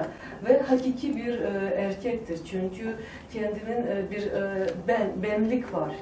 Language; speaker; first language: Turkish; non-native, fluent; Tajik